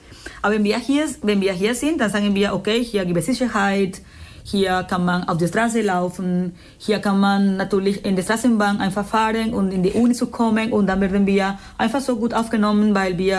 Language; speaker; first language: German; non-native, fluent; Spanish